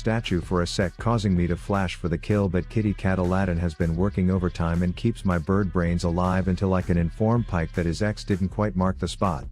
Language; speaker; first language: English; native; English